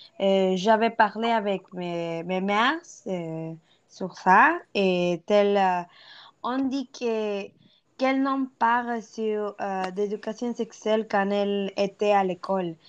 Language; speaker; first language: French; non-native, learner; Spanish